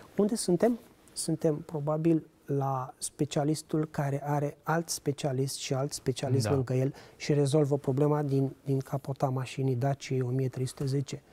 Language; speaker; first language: Romanian; native; Romanian